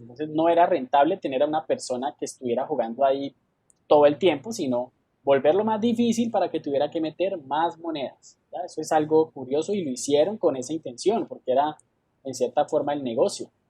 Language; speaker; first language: Spanish; native; Spanish